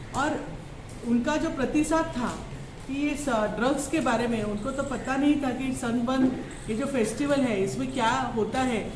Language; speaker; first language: Hindi; non-native, local second language; Marathi